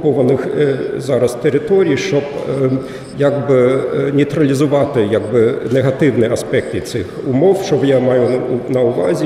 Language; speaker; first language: Ukrainian; non-native, fluent; German